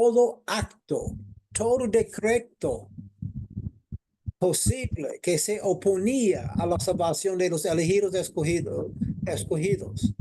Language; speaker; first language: Spanish; non-native, fluent; English